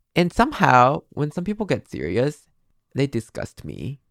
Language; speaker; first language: English; non-native, fluent; Chinese